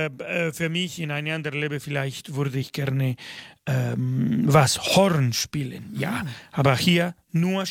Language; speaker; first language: German; non-native, fluent; Spanish